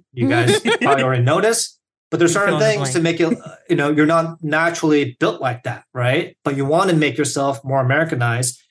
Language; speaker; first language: English; early bilingual, other home language; Korean